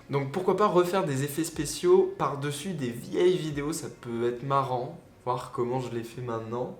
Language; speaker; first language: French; native; French